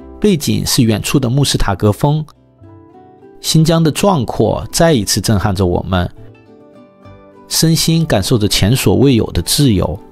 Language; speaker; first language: Chinese; native; Chinese